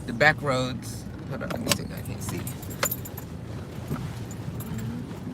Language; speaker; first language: English; native; English